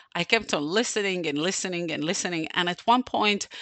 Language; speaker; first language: English; non-native, fluent; Serbian